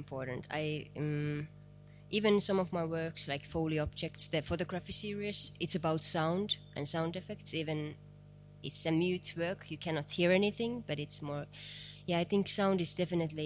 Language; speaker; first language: English; non-native, fluent; Finnish